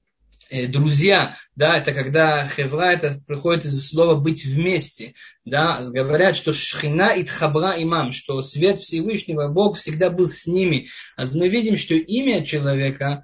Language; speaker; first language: Russian; non-native, fluent; Hebrew